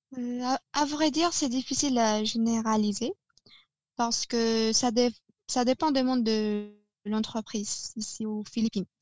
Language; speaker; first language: French; non-native, fluent; Filipino